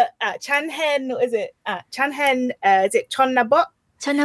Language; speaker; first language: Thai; non-native, learner; English